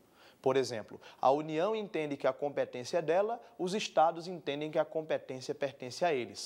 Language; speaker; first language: Portuguese; native; Portuguese